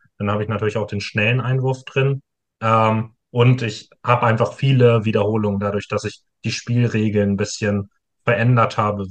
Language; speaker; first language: German; native; German